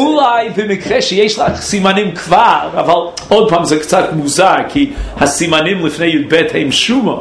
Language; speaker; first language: Hebrew; non-native, fluent; English